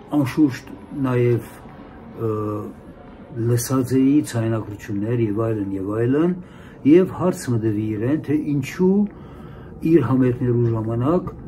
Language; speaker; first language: Armenian; early bilingual, heritage; Armenian